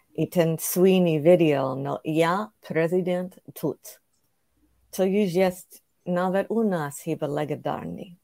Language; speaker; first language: Polish; non-native, fluent; English